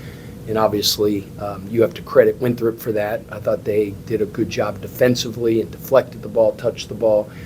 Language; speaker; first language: English; native; English